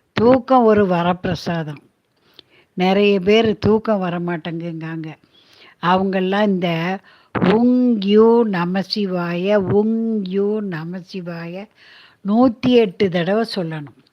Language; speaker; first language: Tamil; native; Tamil